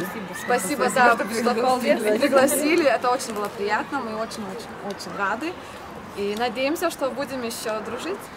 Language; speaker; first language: Russian; non-native, fluent; Lithuanian